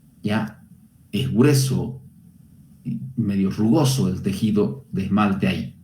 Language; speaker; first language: Spanish; native; Spanish